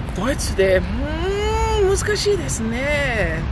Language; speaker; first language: Japanese; non-native, learner; English